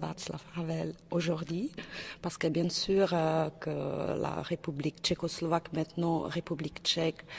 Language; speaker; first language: French; non-native, fluent; Czech